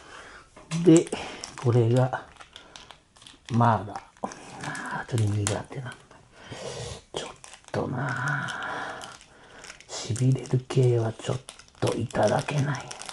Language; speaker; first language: Japanese; native; Japanese